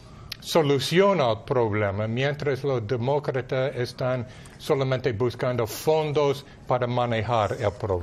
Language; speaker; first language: Spanish; non-native, fluent; English